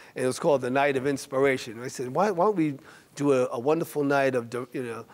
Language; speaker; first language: English; native; English